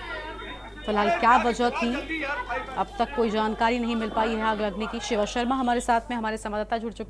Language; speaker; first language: Hindi; native; Hindi